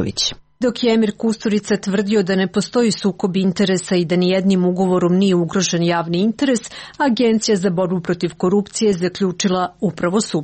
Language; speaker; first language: Serbian; native; Serbian